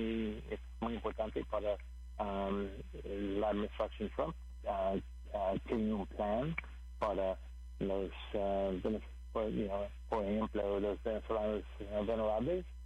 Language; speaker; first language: Spanish; non-native, learner; English